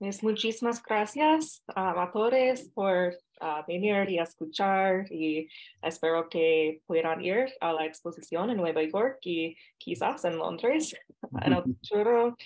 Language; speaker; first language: Spanish; non-native, fluent; English